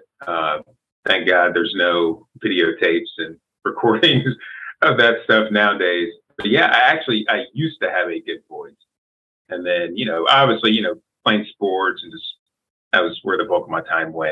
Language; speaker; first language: English; native; English